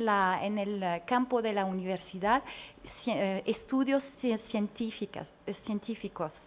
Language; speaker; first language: Spanish; non-native, learner; French